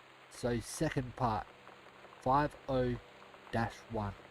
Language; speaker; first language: English; native; English